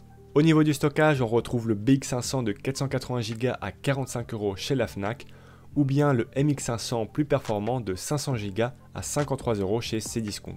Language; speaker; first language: French; native; French